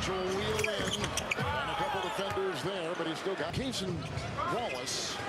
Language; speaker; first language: English; native; English